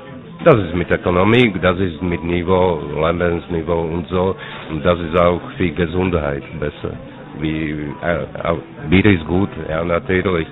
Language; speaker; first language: German; non-native, learner; Czech